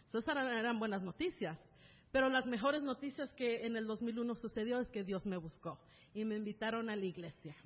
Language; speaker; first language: Spanish; early bilingual, heritage; Spanish